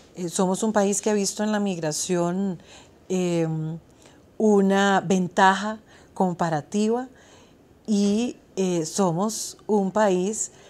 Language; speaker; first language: Spanish; native; Spanish